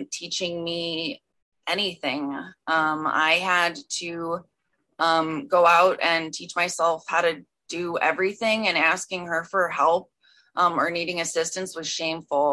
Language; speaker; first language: English; native; English